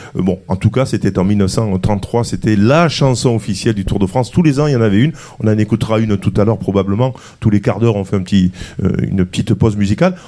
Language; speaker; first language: French; native; French